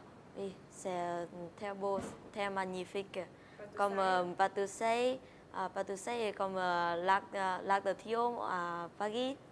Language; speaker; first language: French; non-native, learner; Vietnamese